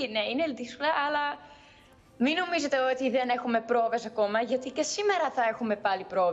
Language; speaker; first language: Greek; early bilingual, heritage; Greek